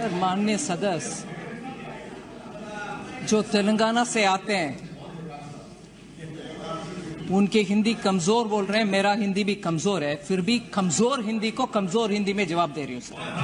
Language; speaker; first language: Hindi; non-native, local second language; Tamil